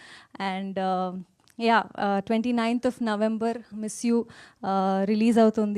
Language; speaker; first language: Telugu; non-native, fluent; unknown